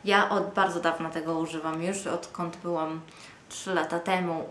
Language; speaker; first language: Polish; non-native, fluent; Italian